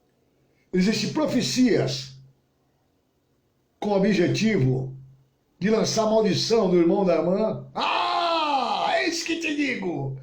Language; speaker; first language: Portuguese; native; Portuguese